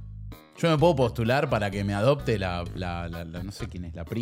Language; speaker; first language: Spanish; native; Spanish